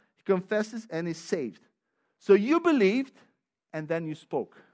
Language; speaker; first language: English; non-native, fluent; Romanian